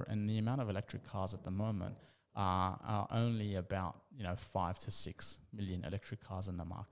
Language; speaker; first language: English; native; English